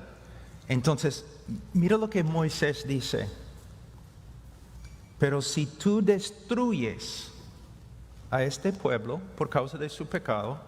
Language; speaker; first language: Spanish; non-native, fluent; English